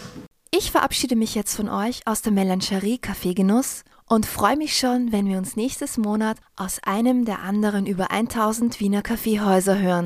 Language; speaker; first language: German; native; German